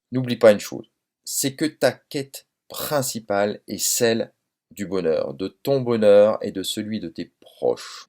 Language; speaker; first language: French; native; French